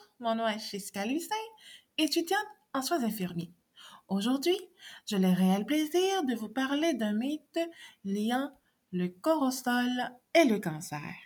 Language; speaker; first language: French; non-native, local second language; Haitian Creole